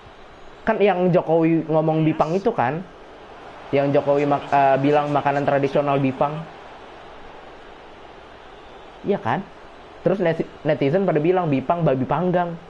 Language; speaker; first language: Indonesian; native; Indonesian